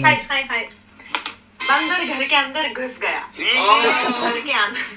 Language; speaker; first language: Hindi; non-native, fluent; Japanese